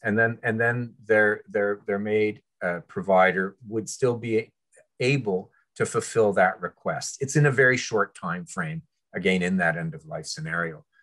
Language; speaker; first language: English; early bilingual, other home language; French